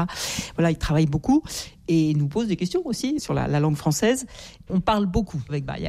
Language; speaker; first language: French; native; French